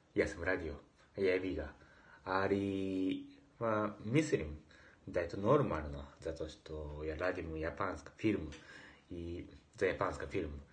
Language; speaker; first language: Serbian; non-native, learner; Japanese